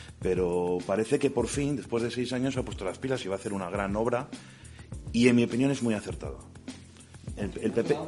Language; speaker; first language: Spanish; native; Spanish